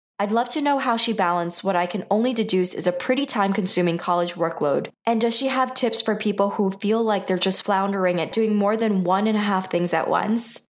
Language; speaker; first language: English; native; English